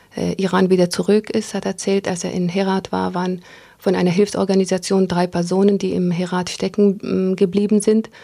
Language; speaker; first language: German; non-native, fluent; Pashto